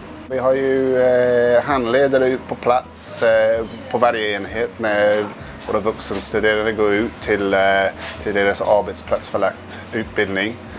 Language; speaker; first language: Swedish; non-native, fluent; English